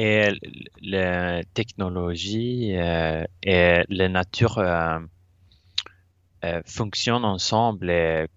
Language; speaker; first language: French; non-native, learner; Swedish